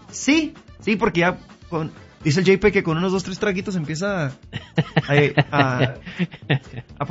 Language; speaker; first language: Spanish; early bilingual, heritage; Spanish